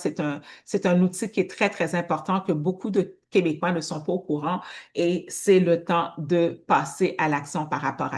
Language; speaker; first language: French; native; French